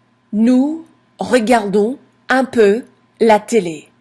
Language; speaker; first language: French; non-native, fluent; English